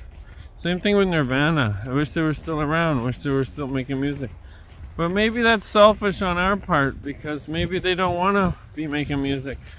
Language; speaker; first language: English; native; English